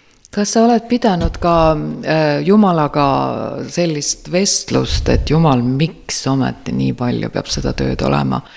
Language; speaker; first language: Estonian; native; Estonian